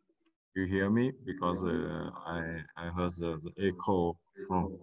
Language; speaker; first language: English; non-native, learner; Vietnamese